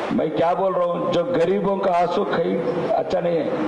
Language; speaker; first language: Hindi; non-native, local second language; Telugu